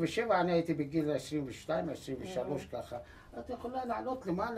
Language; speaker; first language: Hebrew; non-native, local second language; Armenian